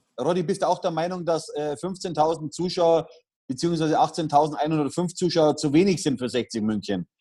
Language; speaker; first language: German; native; German